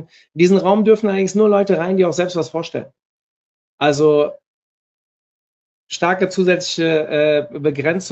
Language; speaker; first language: German; native; German